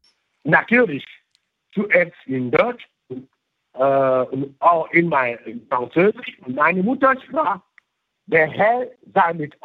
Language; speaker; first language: German; non-native, fluent; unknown